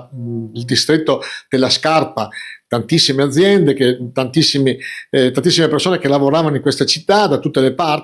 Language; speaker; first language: Italian; native; Italian